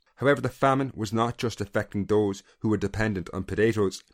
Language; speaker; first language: English; native; English